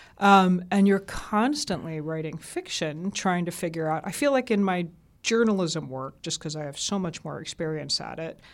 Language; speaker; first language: English; native; English